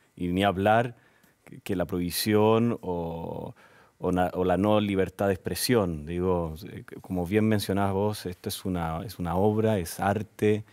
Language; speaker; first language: Spanish; native; Spanish